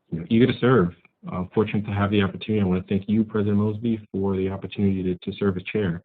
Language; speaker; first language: English; native; English